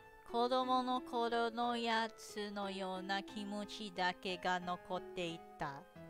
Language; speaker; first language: Japanese; non-native, learner; English